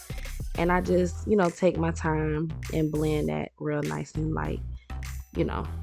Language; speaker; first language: English; native; English